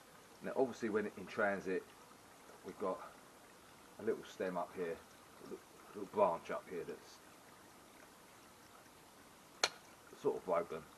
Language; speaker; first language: English; native; English